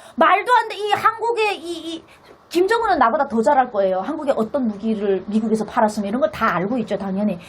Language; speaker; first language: Korean; native; Korean